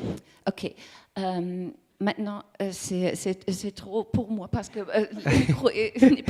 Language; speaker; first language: French; non-native, learner; German